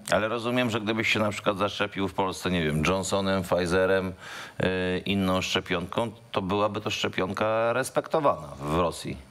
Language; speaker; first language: Polish; native; Polish